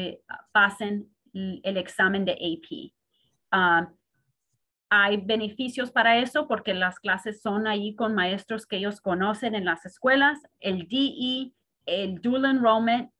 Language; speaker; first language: Spanish; early bilingual, heritage; Spanish